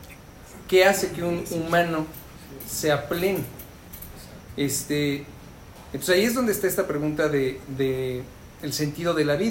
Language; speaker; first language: Spanish; native; Spanish